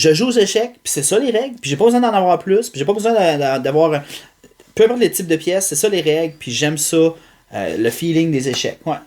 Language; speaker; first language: French; native; French